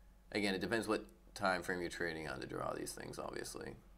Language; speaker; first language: English; native; English